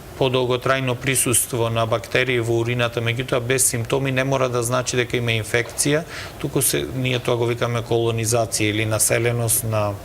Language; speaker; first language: Macedonian; native; Macedonian